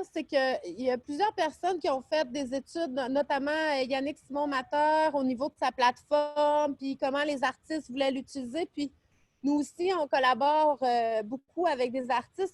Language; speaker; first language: French; native; French